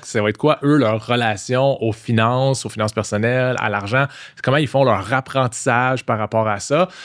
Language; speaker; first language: French; native; French